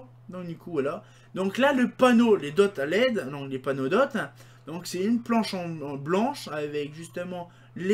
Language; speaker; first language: French; native; French